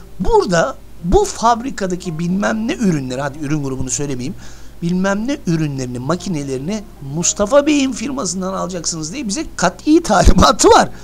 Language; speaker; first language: Turkish; native; Turkish